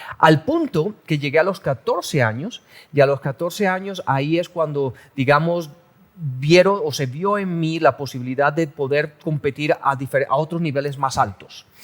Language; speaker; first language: Spanish; native; Spanish